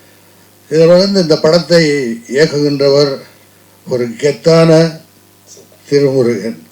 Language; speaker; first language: Tamil; native; Tamil